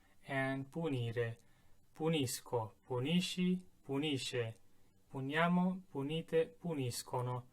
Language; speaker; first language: Italian; non-native, fluent; English